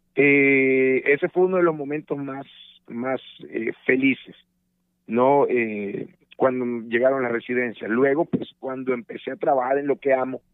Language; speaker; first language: Spanish; native; Spanish